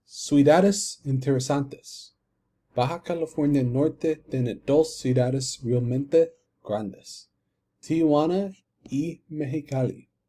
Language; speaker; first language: Spanish; non-native, learner; English